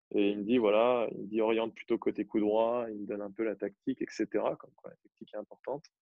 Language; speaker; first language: French; native; French